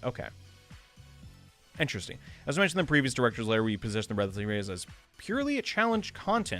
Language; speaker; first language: English; native; English